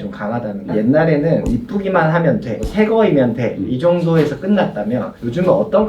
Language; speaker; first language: Korean; native; Korean